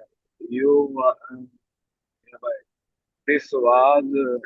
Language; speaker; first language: English; non-native, learner; Hindi